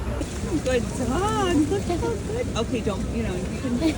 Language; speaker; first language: English; native; English